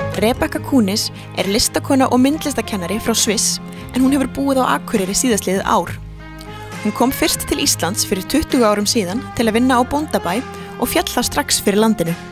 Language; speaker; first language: Icelandic; native; Icelandic